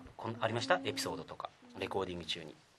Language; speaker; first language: Japanese; native; Japanese